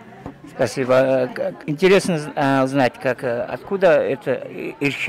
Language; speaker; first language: Russian; non-native, learner; Mongolian